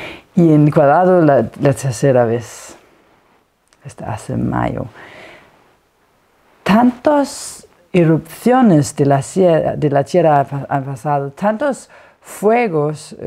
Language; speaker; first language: Spanish; non-native, fluent; Danish